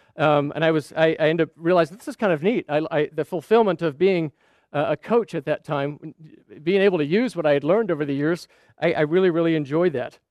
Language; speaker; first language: English; native; English